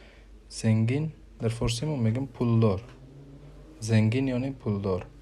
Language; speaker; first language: Persian; non-native, fluent; Urdu